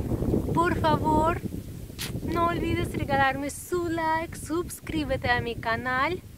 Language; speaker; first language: Spanish; non-native, learner; Russian